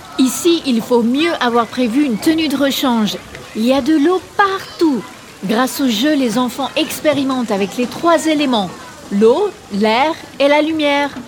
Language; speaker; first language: French; native; French